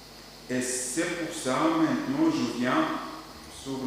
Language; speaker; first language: French; non-native, learner; Arabic